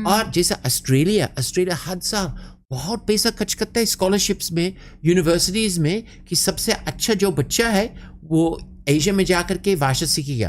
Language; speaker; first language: Hindi; non-native, fluent; English